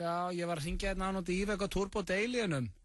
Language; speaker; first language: Icelandic; native; Icelandic